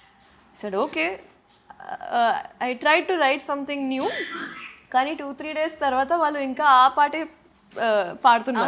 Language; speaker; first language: Telugu; non-native, local second language; Urdu